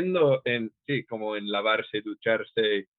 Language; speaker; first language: Spanish; non-native, fluent; English